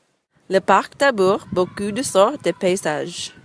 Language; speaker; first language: French; non-native, learner; English